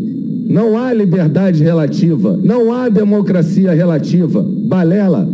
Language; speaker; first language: Portuguese; native; Portuguese